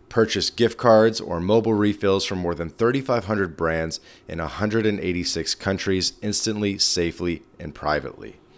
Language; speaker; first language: English; native; English